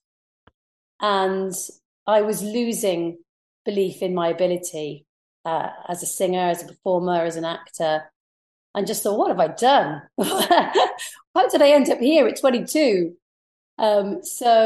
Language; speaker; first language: English; native; English